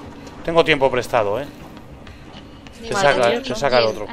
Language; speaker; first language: Spanish; native; Spanish